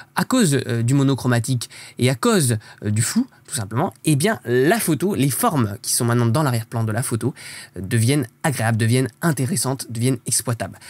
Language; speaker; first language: French; native; French